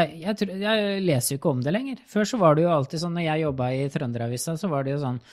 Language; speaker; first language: Norwegian; native; Norwegian